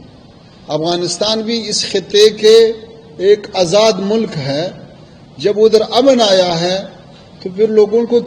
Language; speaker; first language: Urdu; non-native, fluent; Pashto